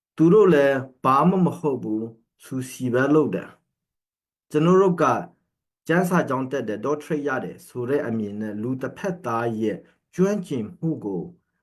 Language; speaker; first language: Burmese; non-native, local second language; Hakha Chin